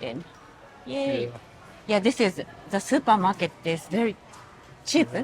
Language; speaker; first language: English; non-native, learner; Japanese